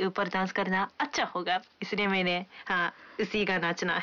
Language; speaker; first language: Hindi; non-native, fluent; Japanese